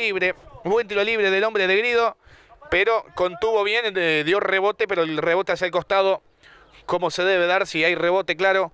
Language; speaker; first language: Spanish; native; Spanish